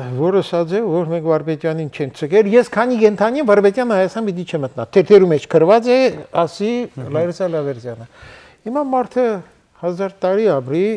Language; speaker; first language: Armenian; early bilingual, heritage; Armenian